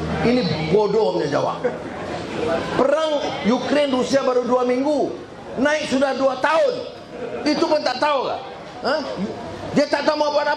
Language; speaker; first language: Malay; native; Malay